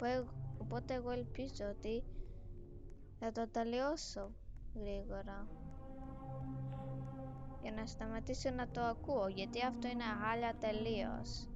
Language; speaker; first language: Greek; early bilingual, heritage; Greek